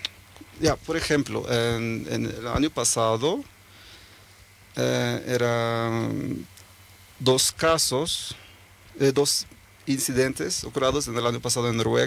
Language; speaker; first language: Spanish; early bilingual, heritage; Norwegian